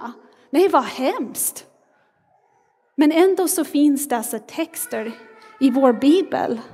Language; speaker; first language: Swedish; non-native, fluent; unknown